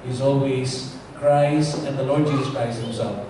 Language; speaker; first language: English; non-native, local second language; Filipino